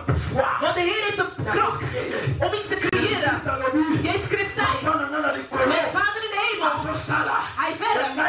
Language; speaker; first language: Dutch; non-native, fluent; French